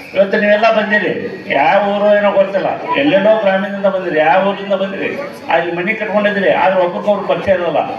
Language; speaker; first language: Kannada; native; Kannada